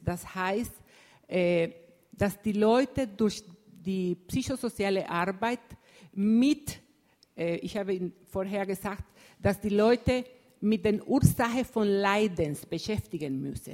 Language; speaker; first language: German; non-native, fluent; Spanish